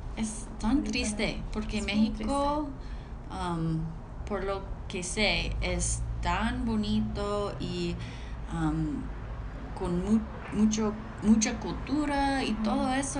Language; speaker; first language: Spanish; non-native, learner; English